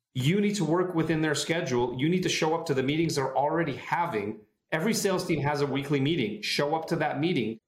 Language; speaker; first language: English; non-native, fluent; Hebrew